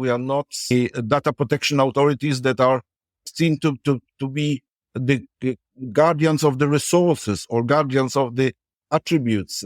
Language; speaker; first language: English; non-native, fluent; Polish